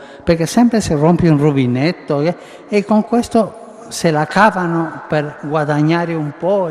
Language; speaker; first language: Italian; non-native, fluent; Spanish